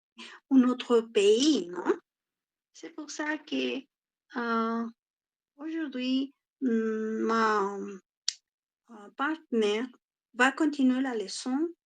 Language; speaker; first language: French; non-native, learner; Spanish